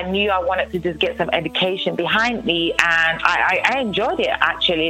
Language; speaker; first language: English; native; English